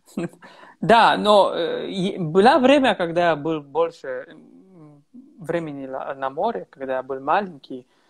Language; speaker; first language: Russian; non-native, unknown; Italian